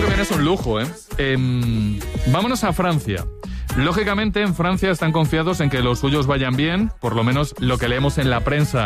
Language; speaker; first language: Spanish; native; Spanish